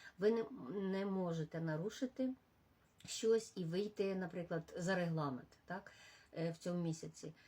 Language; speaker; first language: Ukrainian; non-native, local second language; Russian